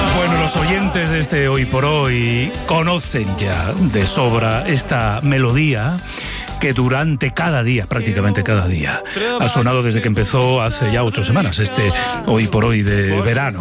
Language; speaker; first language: Spanish; native; Spanish